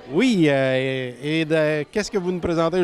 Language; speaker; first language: French; native; French